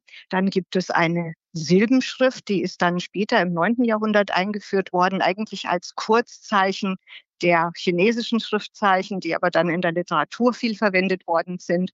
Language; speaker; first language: German; native; German